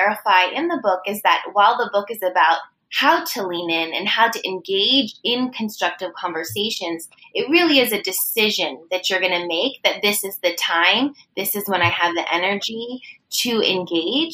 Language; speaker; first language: English; native; English